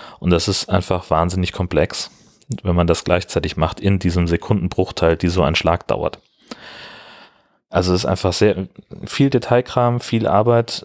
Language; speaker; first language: German; native; German